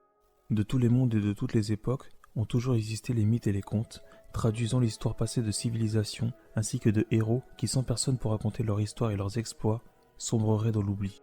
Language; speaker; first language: French; native; French